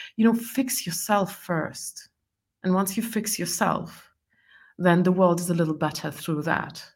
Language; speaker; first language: English; non-native, fluent; Estonian